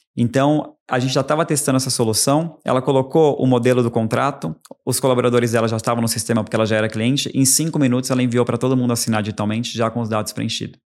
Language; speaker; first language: Portuguese; native; Portuguese